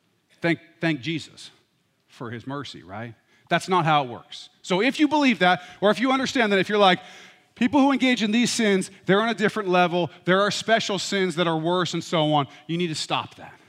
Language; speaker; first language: English; native; English